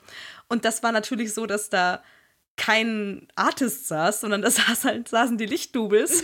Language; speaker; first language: German; native; German